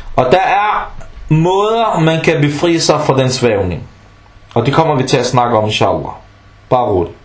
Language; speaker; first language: Danish; non-native, fluent; Arabic